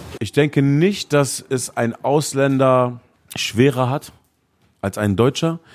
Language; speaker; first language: German; early bilingual, other home language; Arabic